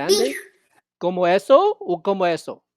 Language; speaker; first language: Spanish; non-native, fluent; English